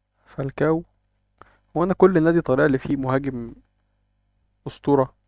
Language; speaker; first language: Arabic; native; Arabic